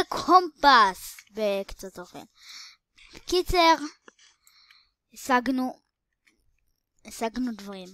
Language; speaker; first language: Hebrew; native; Hebrew